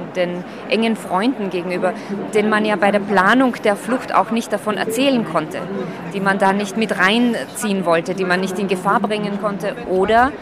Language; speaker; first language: German; early bilingual, other home language; Slovak